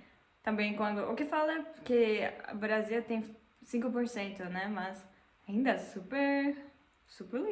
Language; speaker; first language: Portuguese; non-native, fluent; German